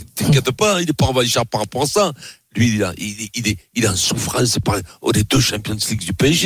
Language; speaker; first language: French; native; French